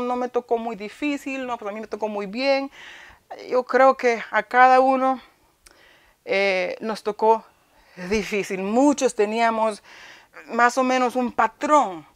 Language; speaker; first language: Spanish; early bilingual, heritage; Spanish